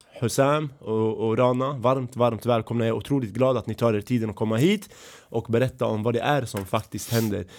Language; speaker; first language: Swedish; early bilingual, other home language; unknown